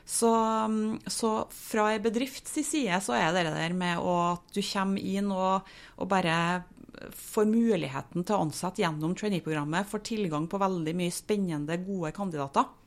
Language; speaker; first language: Norwegian; native; Norwegian